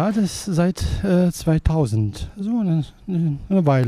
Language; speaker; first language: German; non-native, fluent; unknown